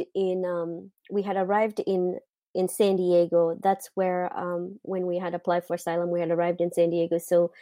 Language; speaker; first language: English; non-native, fluent; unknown